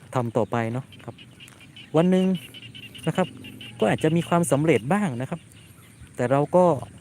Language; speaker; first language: Thai; native; Thai